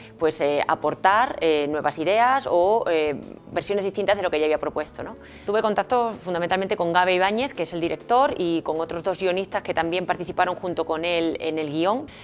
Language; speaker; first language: Spanish; native; Spanish